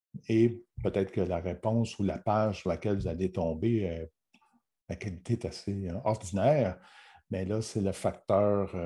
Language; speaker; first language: French; native; French